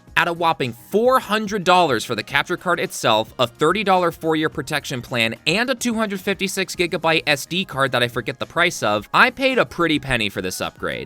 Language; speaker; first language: English; native; English